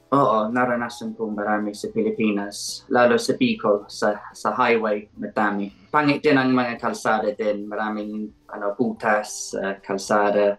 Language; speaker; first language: Filipino; non-native, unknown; English